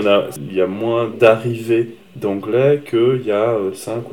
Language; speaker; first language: French; native; French